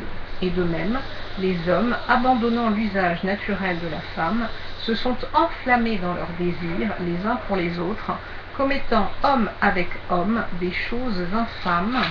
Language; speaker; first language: French; native; French